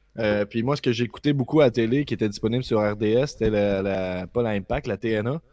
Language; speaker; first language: French; native; French